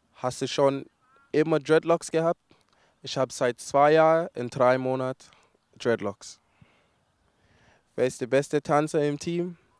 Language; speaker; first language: German; non-native, learner; English